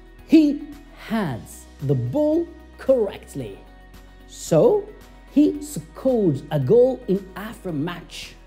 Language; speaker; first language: English; non-native, fluent; Turkish